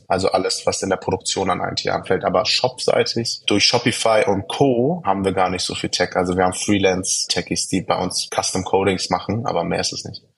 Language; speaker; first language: German; early bilingual, other home language; Persian